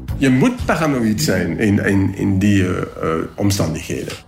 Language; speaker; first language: Dutch; non-native, local second language; French